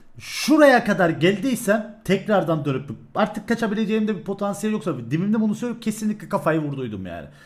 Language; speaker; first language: Turkish; early bilingual, heritage; Turkish